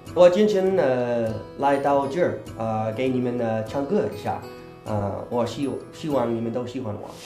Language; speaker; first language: Chinese; non-native, learner; Danish